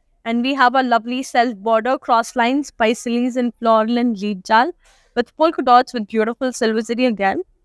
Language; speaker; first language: English; non-native, local second language; Telugu